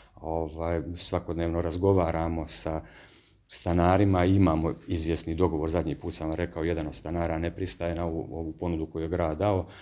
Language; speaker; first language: Bosnian; native; Bosnian